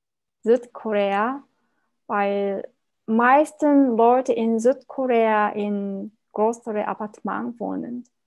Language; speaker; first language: German; non-native, learner; Korean